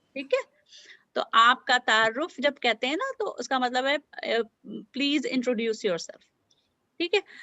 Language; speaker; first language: Urdu; native; Urdu